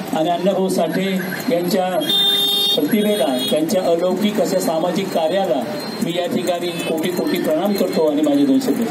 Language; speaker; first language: Marathi; native; Marathi